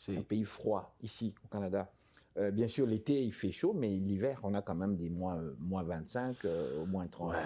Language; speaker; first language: French; native; French